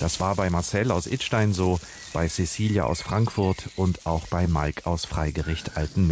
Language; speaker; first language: German; native; German